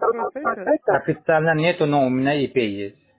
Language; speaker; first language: Russian; non-native, local second language; Tajik